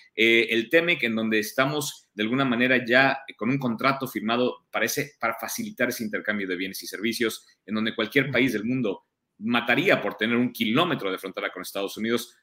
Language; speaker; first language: Spanish; early bilingual, heritage; German